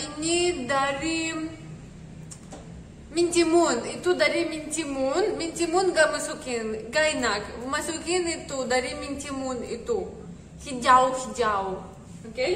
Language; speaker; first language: Indonesian; non-native, learner; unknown